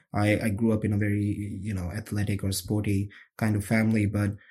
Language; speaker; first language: English; non-native, local second language; Hindi